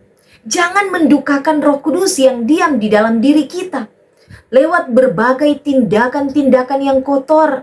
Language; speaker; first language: Indonesian; native; Indonesian